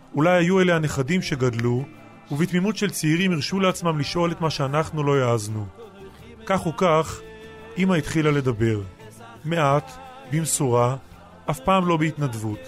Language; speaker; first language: Hebrew; native; Hebrew